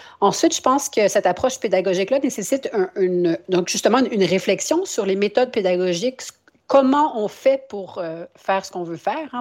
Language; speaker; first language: French; native; French